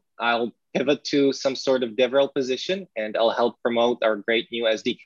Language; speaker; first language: English; non-native, fluent; Czech